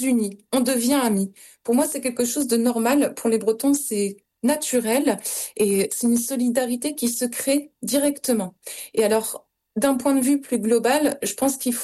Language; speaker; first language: French; native; French